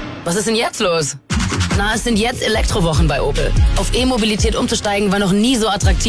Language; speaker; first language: German; native; German